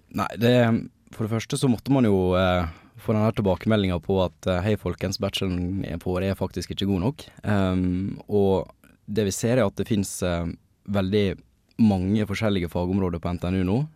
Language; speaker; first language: Norwegian; native; Norwegian